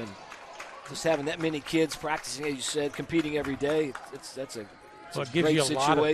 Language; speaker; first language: English; native; English